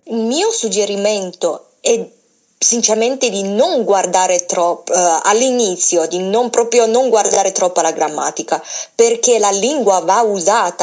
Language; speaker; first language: Italian; non-native, fluent; Chinese